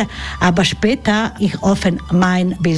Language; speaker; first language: German; non-native, learner; Croatian